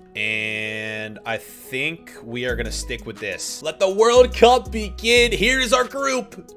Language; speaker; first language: English; native; English